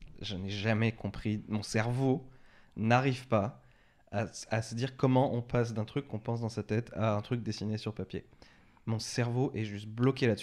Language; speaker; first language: French; native; French